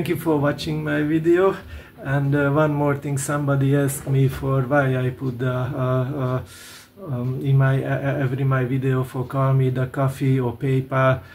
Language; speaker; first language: English; non-native, learner; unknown